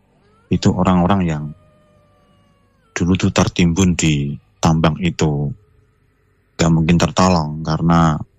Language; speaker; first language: Indonesian; non-native, local second language; Javanese